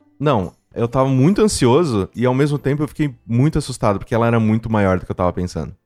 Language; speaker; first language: Portuguese; native; Portuguese